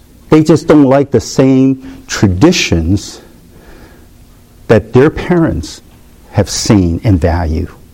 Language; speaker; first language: English; early bilingual, other home language; Chinese